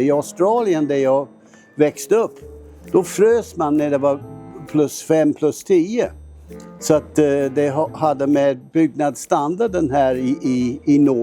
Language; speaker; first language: Swedish; non-native, fluent; English